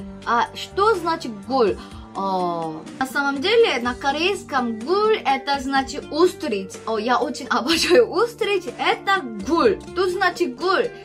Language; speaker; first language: Russian; non-native, fluent; Korean